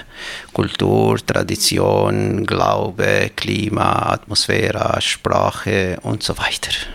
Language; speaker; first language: German; non-native, fluent; Albanian